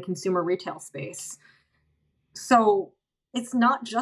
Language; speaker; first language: English; native; English